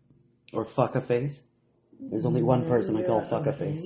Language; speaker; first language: English; native; English